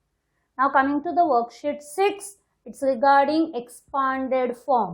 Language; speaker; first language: English; non-native, local second language; Hindi